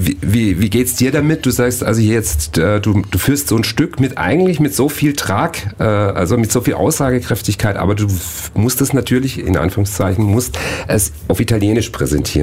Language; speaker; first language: German; native; German